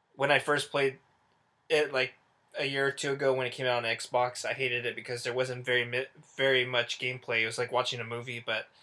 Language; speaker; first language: English; native; English